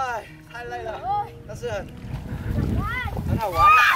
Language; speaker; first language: Chinese; non-native, learner; Vietnamese